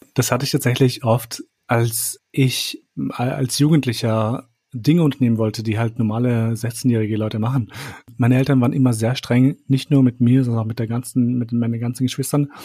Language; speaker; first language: German; early bilingual, other home language; Albanian